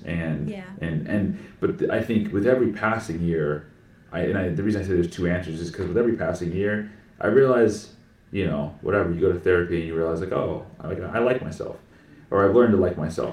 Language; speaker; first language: English; native; English